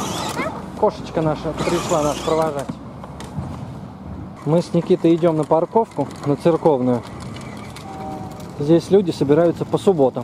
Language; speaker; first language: Russian; native; Russian